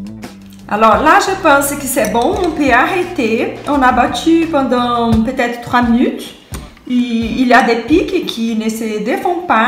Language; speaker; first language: French; non-native, fluent; Portuguese